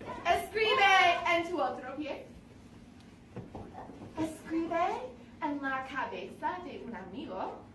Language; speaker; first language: Spanish; non-native, fluent; English